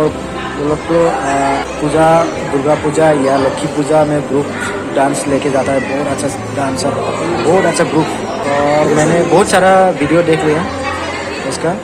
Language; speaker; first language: Hindi; non-native, local second language; Bodo